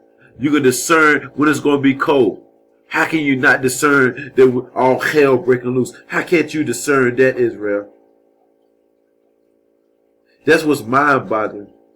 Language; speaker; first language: English; native; English